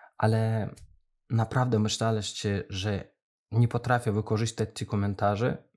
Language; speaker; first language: Polish; non-native, fluent; Azerbaijani